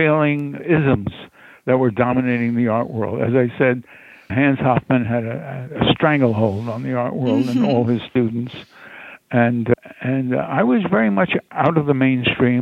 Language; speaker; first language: English; native; English